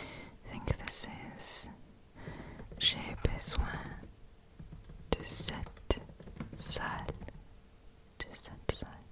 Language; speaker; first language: French; non-native, learner; English